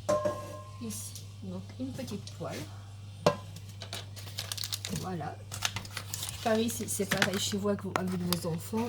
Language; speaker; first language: French; native; French